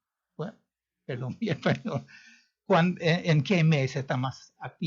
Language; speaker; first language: Spanish; non-native, fluent; English